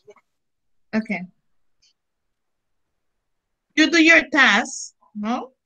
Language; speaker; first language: English; non-native, fluent; Spanish